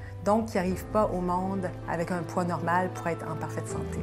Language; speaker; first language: French; native; French